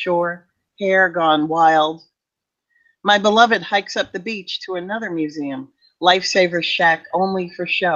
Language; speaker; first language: English; native; English